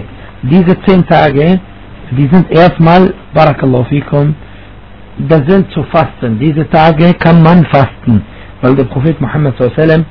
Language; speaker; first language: German; non-native, fluent; Arabic